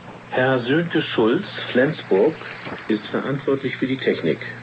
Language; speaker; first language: German; native; German